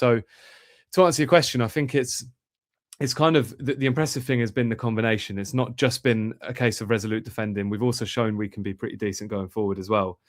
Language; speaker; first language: English; native; English